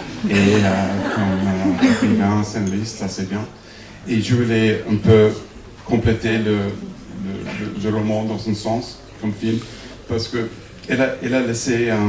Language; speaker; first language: French; non-native, fluent; English